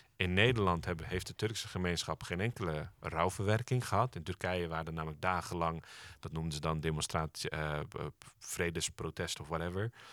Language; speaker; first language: Dutch; early bilingual, other home language; Turkish